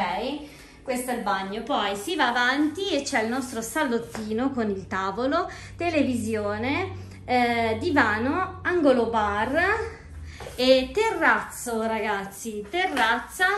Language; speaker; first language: Italian; native; Italian